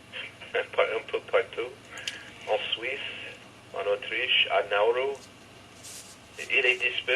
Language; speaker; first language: French; non-native, fluent; English